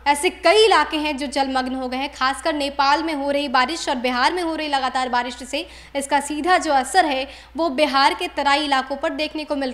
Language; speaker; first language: Hindi; native; Hindi